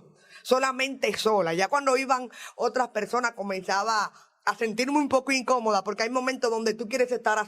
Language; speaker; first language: Spanish; native; Spanish